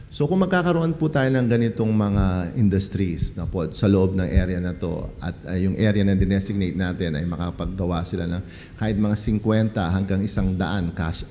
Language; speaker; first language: Filipino; non-native, local second language; Pampanga